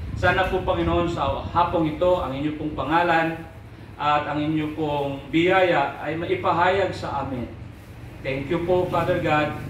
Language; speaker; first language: Filipino; non-native, local second language; Aklanon